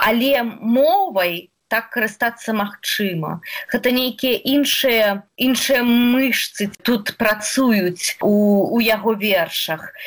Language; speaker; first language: Belarusian; native; Belarusian